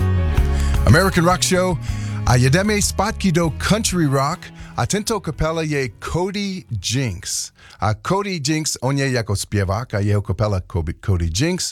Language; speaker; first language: Czech; non-native, learner; English